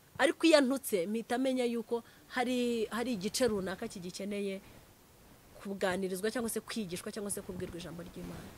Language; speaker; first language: Kinyarwanda; early bilingual, heritage; Kinyarwanda